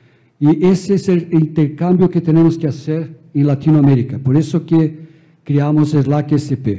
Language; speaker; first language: Spanish; non-native, fluent; Portuguese